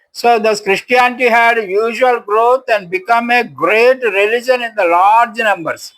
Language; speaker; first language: English; non-native, local second language; Telugu